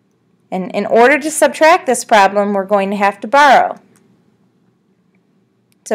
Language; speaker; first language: English; native; English